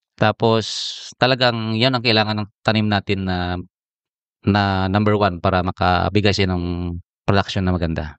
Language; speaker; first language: Filipino; non-native, local second language; Hiligaynon